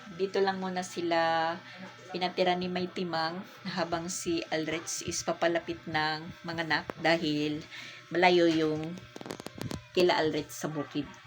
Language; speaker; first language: Filipino; non-native, local second language; Waray